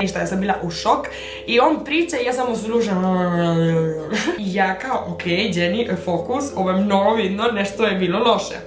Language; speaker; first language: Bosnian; early bilingual, heritage; Spanish